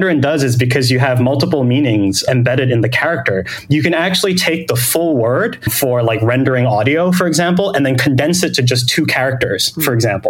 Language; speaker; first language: English; non-native, fluent; Thai